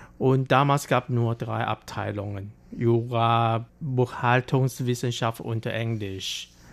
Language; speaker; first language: German; non-native, fluent; Chinese